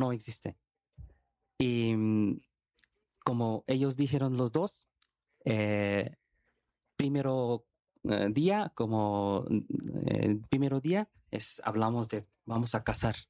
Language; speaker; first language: Spanish; non-native, learner; Bangla